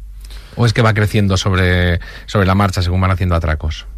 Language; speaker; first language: Spanish; native; Spanish